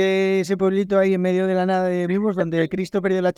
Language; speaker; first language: Spanish; native; Spanish